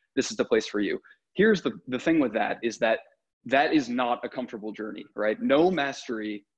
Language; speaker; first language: English; native; English